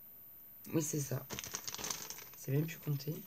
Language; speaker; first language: French; native; French